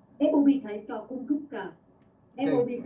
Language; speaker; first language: Korean; non-native, fluent; Vietnamese